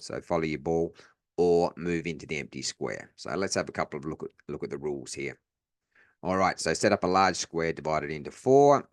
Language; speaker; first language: English; native; English